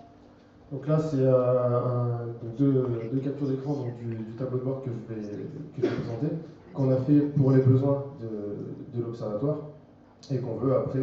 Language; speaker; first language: French; native; French